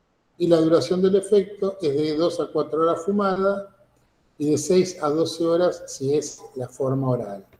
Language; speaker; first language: Spanish; native; Spanish